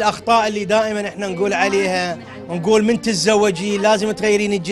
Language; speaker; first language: Arabic; native; Arabic